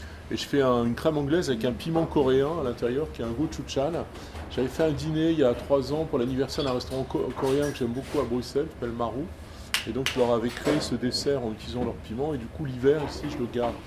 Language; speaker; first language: French; native; French